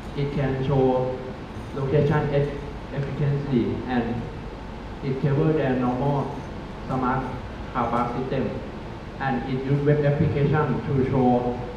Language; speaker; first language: English; non-native, learner; Thai